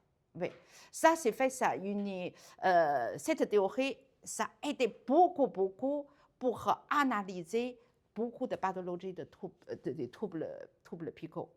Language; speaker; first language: French; non-native, learner; Chinese